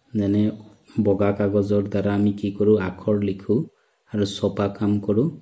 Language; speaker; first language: Hindi; non-native, local second language; Assamese